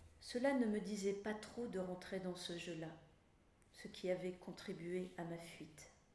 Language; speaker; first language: French; native; French